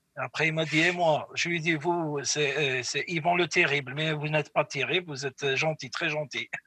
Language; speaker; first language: French; non-native, local second language; Arabic